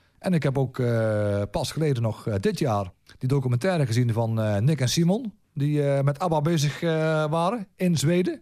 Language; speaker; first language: Dutch; native; Dutch